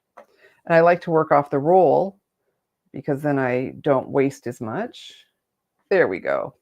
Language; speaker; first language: English; native; English